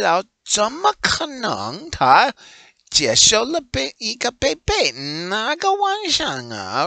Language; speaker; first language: Chinese; non-native, learner; English